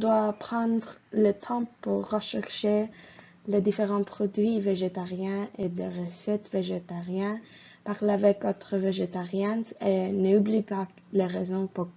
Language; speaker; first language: French; non-native, fluent; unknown